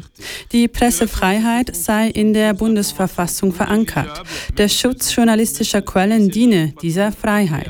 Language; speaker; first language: German; native; German